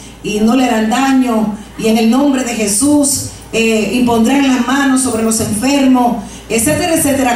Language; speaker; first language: Spanish; native; Spanish